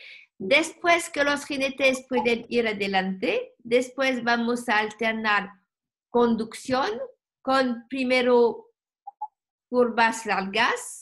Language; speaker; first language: Spanish; non-native, learner; French